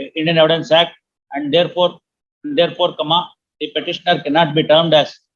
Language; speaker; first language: English; non-native, local second language; Kannada